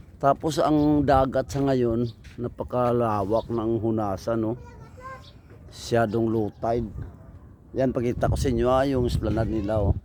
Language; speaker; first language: Filipino; native; Filipino